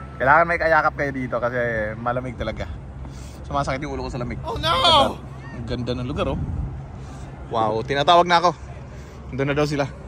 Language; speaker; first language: Filipino; non-native, local second language; Cebuano